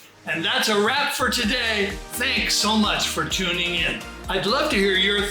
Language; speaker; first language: English; native; English